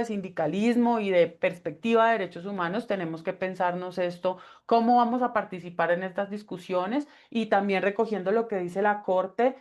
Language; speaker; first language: Spanish; native; Spanish